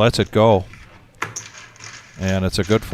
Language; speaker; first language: English; native; English